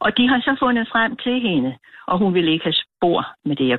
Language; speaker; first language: Danish; native; Danish